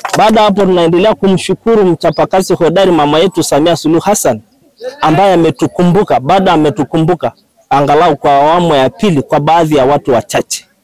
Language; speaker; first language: Swahili; non-native, local second language; Masai